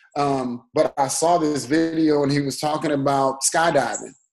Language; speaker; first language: English; native; English